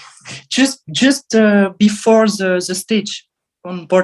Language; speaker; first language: English; non-native, learner; French